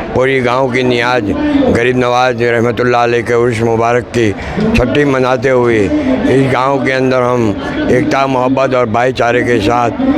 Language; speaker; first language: Hindi; non-native, local second language; Gujarati